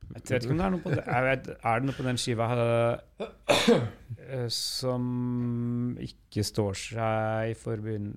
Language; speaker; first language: Norwegian; native; Norwegian